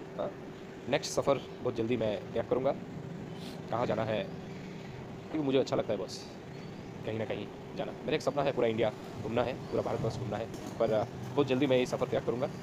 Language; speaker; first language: Hindi; non-native, local second language; Bangla